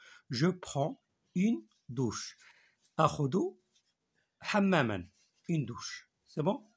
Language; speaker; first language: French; non-native, local second language; Arabic